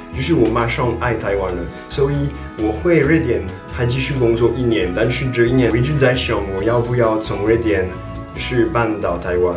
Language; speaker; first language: Chinese; non-native, fluent; French